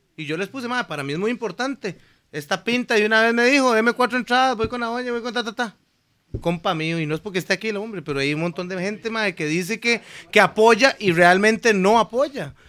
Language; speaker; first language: Spanish; native; Spanish